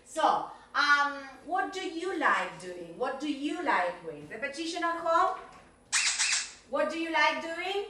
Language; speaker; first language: English; non-native, fluent; Spanish